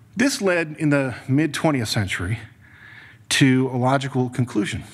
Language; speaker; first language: English; native; English